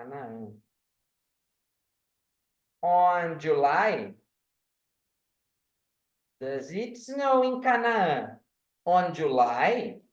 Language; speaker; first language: English; non-native, fluent; Portuguese